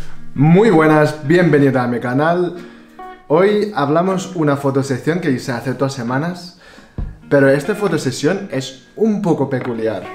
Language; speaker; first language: Spanish; non-native, fluent; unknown